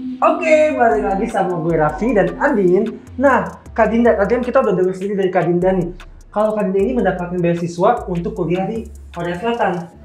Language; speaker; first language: Indonesian; native; Indonesian